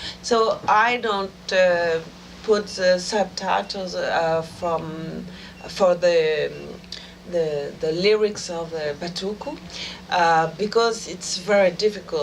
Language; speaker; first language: English; non-native, fluent; French